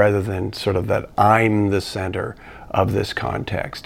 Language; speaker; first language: English; native; English